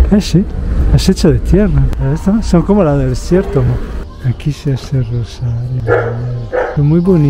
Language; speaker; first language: Spanish; non-native, fluent; Italian